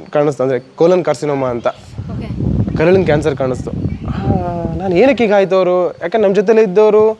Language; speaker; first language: Kannada; native; Kannada